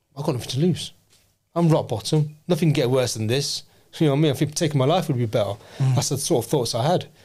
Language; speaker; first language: English; native; English